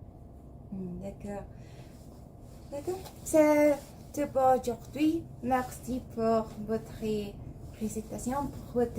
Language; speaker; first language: French; non-native, learner; Spanish